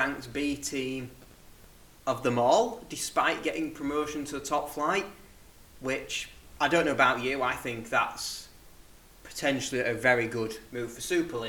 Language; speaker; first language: English; native; English